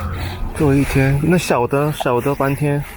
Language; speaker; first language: Chinese; non-native, fluent; Korean